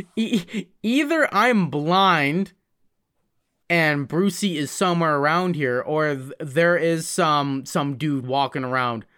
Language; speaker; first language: English; native; English